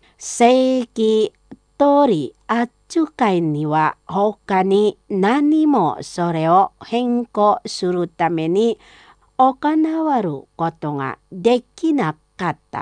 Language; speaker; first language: Japanese; non-native, fluent; Indonesian